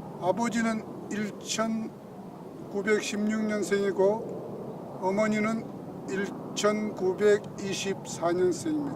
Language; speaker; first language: Korean; early bilingual, heritage; Russian